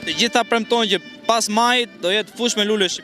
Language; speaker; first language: Albanian; native; Albanian